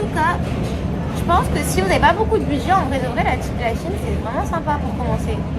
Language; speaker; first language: French; early bilingual, other home language; Arabic